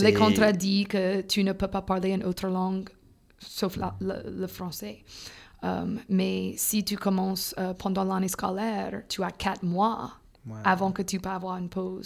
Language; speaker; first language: French; non-native, fluent; English